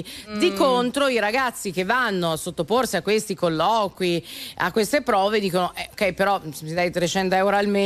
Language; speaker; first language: Italian; native; Italian